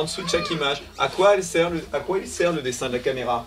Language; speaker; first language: French; native; French